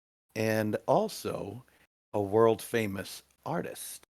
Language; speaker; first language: English; native; English